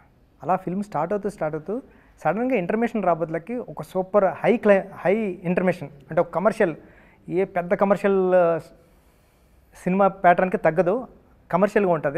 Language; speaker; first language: Telugu; native; Telugu